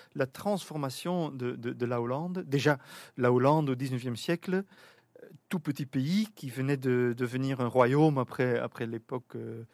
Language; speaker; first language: French; native; French